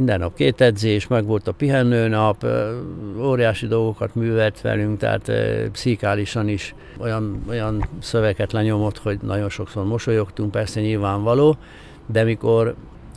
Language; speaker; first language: Hungarian; native; Hungarian